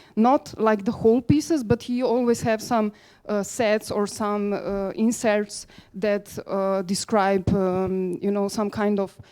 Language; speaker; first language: English; non-native, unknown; Slovenian